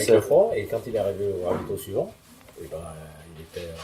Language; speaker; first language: French; native; French